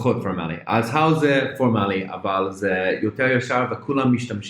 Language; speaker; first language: Hebrew; non-native, fluent; English